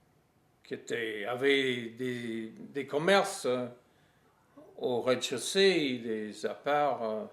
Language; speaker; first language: French; non-native, fluent; English